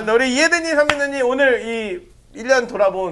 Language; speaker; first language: Korean; native; Korean